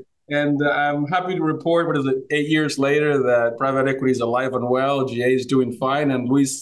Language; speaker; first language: English; non-native, fluent; Spanish